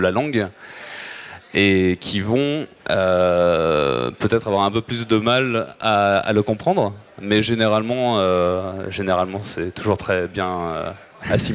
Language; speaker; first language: French; native; French